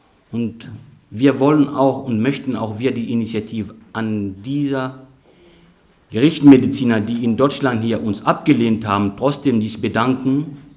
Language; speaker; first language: German; non-native, fluent; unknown